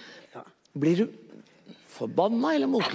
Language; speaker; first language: Norwegian; native; Norwegian